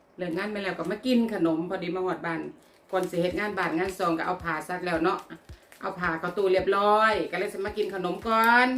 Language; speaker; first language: Thai; non-native, local second language; Northeastern Thai